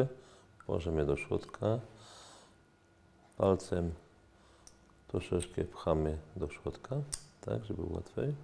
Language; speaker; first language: Polish; non-native, fluent; French